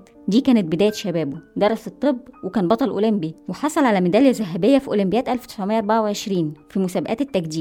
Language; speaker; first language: Arabic; native; Arabic